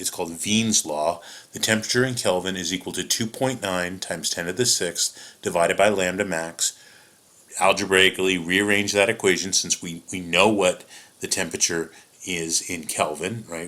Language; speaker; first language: English; native; English